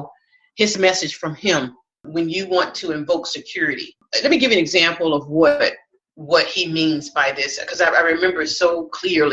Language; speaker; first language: English; native; English